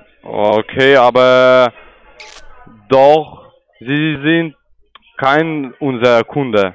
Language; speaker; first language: German; non-native, learner; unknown